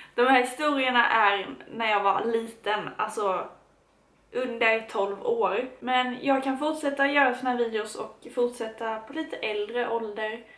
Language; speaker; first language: Swedish; native; Swedish